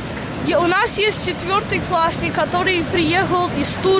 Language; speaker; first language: Russian; early bilingual, heritage; Russian